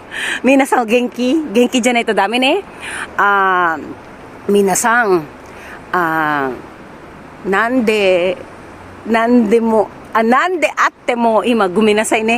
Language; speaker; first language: Japanese; non-native, learner; Filipino